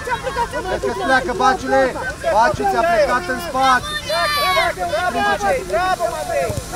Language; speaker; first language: Romanian; native; Romanian